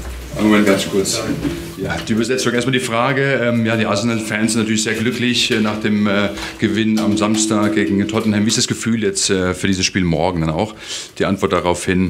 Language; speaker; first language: German; native; German